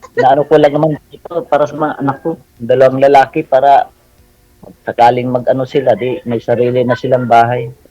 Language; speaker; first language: Filipino; non-native, local second language; Cebuano